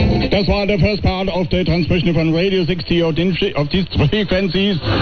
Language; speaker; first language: German; native; German